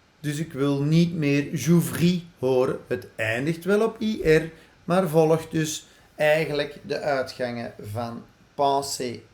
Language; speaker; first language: Dutch; native; Dutch